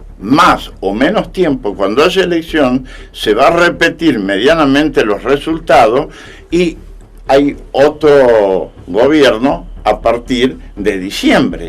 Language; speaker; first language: Spanish; native; Spanish